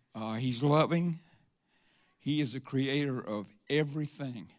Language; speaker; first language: English; native; English